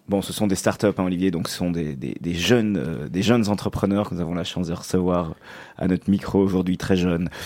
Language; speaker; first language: French; native; French